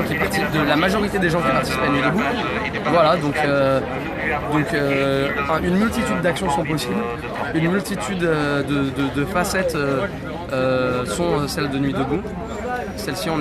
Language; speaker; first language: French; native; French